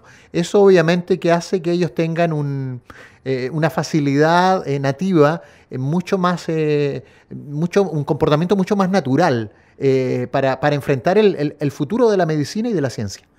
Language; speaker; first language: Spanish; native; Spanish